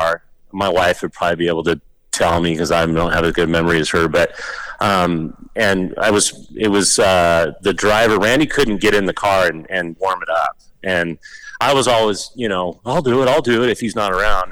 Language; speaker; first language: English; native; English